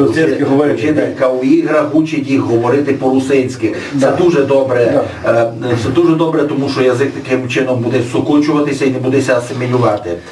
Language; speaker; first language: Ukrainian; native; Ukrainian